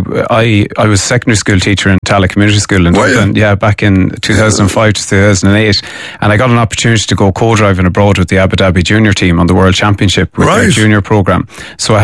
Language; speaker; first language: English; native; English